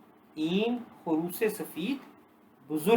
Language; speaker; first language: Persian; non-native, fluent; Urdu